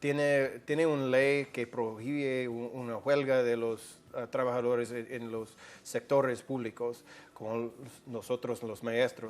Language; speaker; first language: Spanish; non-native, fluent; English